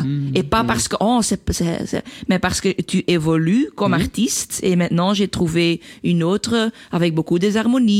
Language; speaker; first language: French; non-native, local second language; Dutch